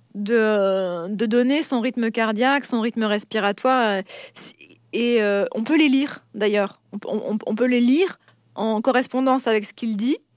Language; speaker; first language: French; native; French